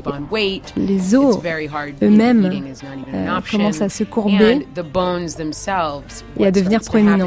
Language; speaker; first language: French; native; French